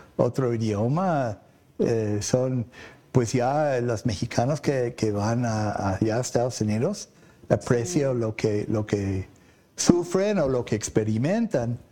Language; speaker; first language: Spanish; non-native, fluent; English